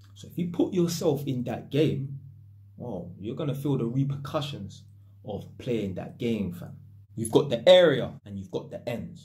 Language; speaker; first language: English; native; English